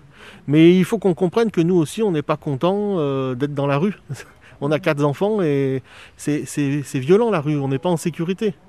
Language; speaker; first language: French; native; French